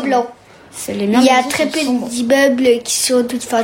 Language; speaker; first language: French; early bilingual, heritage; French